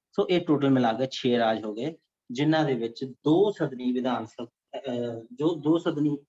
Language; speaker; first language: Hindi; non-native, local second language; Punjabi